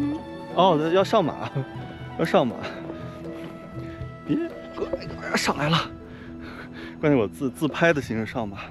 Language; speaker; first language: Chinese; native; Chinese